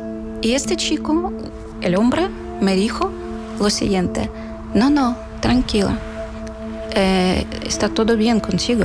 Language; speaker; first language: Spanish; non-native, local second language; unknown